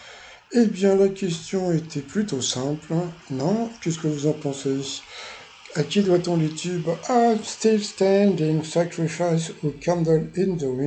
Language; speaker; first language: French; native; French